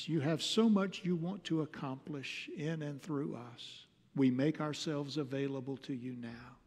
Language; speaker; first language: English; native; English